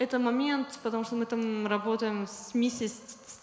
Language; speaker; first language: Polish; non-native, learner; Russian